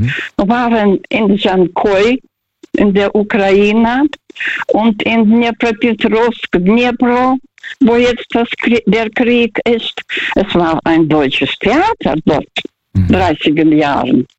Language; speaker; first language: German; non-native, fluent; Russian